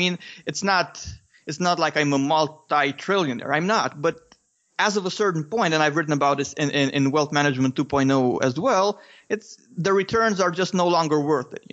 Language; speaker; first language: English; non-native, fluent; Romanian